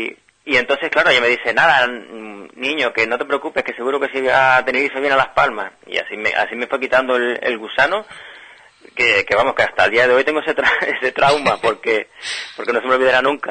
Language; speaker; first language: Spanish; native; Spanish